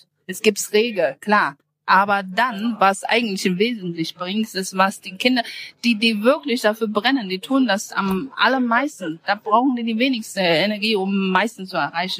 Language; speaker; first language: German; non-native, fluent; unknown